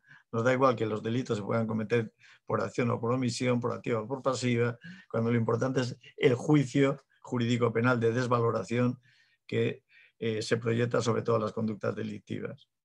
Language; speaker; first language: Spanish; native; Spanish